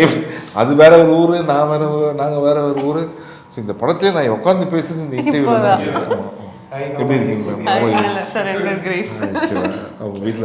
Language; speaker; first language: Tamil; native; Tamil